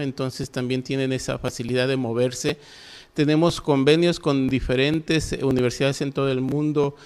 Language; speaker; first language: Spanish; native; Spanish